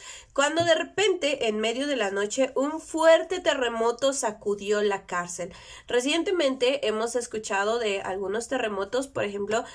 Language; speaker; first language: Spanish; native; Spanish